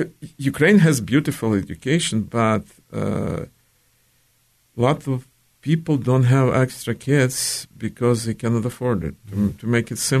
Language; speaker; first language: English; non-native, fluent; Ukrainian